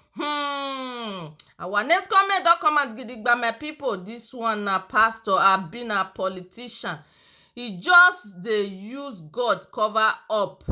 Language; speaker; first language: Nigerian Pidgin; non-native, local second language; Yoruba